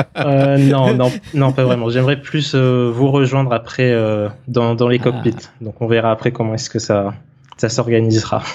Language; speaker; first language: French; native; French